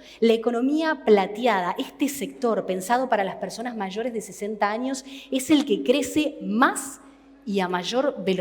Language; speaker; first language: Spanish; native; Spanish